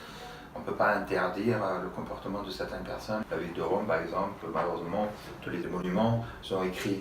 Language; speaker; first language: French; non-native, fluent; Italian